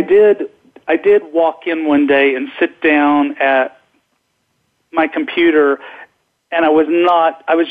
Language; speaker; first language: English; native; English